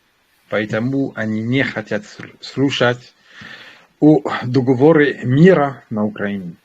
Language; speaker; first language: Russian; non-native, learner; French